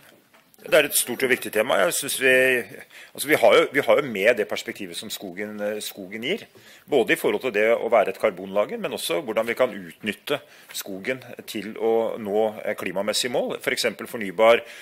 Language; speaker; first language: Norwegian; native; Norwegian